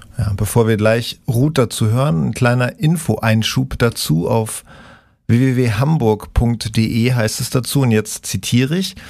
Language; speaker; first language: German; native; German